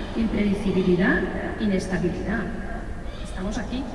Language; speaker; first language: Spanish; non-native, local second language; Catalan